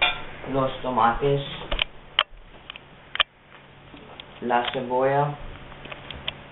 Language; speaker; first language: Spanish; non-native, learner; English